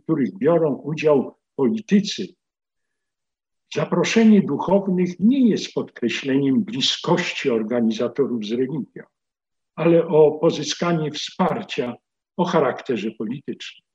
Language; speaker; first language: Polish; native; Polish